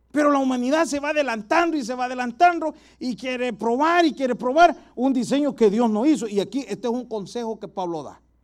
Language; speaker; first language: Spanish; native; Spanish